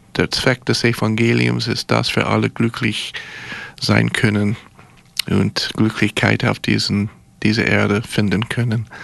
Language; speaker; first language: German; non-native, fluent; English